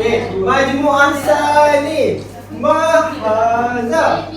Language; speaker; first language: Arabic; non-native, learner; Malay